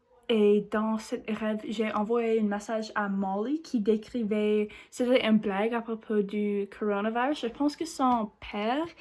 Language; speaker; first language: French; non-native, learner; English